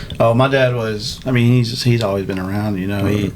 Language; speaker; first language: English; native; English